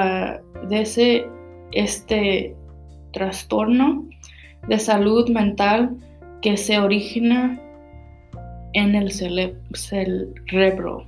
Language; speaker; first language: Spanish; early bilingual, heritage; Spanish